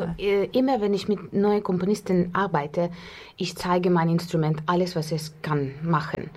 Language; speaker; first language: German; non-native, learner; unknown